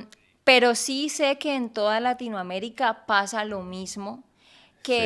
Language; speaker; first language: Spanish; native; Spanish